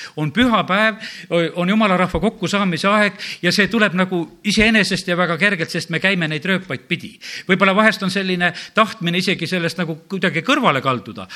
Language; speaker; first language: Estonian; native; Estonian